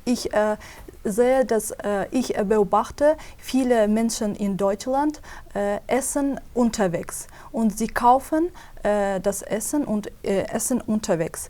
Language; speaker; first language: German; non-native, fluent; Azerbaijani